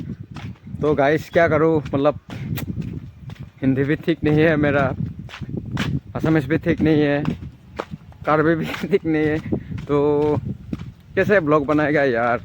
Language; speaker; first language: Hindi; non-native, local second language; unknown